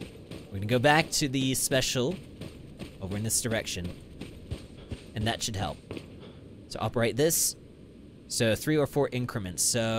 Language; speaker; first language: English; native; English